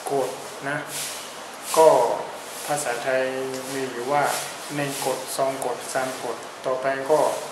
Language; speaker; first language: Thai; non-native, fluent; Burmese